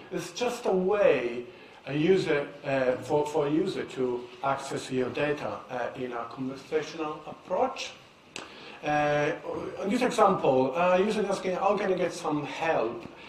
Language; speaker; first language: English; non-native, fluent; Italian